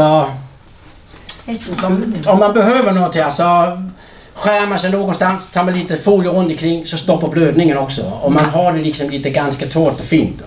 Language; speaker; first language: Swedish; non-native, fluent; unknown